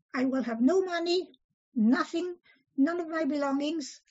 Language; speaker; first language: English; early bilingual, other home language; Polish